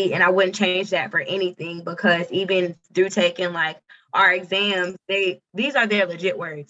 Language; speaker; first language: English; native; English